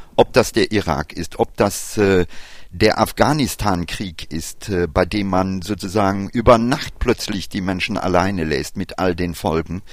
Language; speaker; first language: German; early bilingual, other home language; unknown